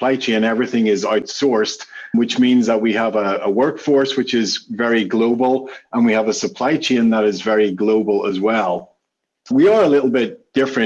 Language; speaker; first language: English; native; English